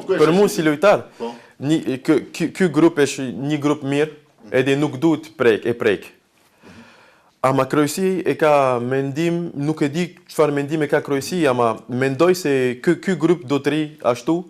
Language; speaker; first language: Albanian; non-native, learner; French